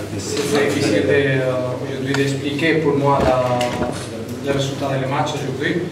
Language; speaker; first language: French; non-native, fluent; Spanish